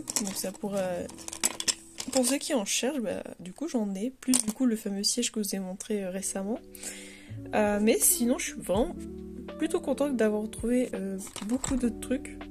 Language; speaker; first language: French; native; French